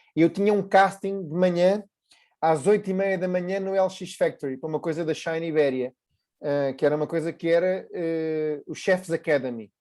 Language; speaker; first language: Portuguese; native; Portuguese